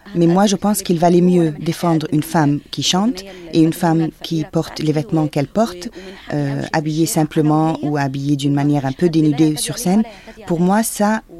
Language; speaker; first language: French; non-native, fluent; Arabic